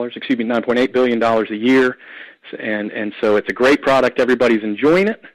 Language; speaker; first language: English; native; English